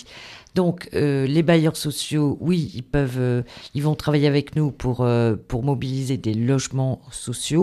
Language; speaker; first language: French; native; French